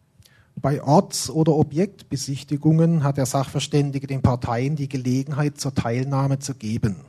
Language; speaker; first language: German; native; German